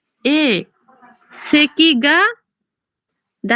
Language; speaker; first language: Japanese; non-native, learner; Bangla